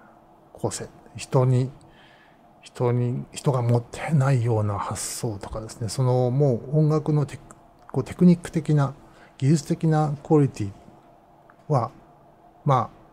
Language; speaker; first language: Japanese; native; Japanese